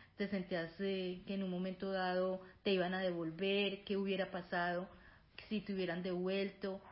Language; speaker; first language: Spanish; native; Spanish